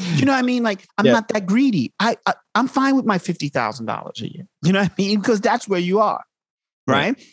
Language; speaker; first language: English; native; English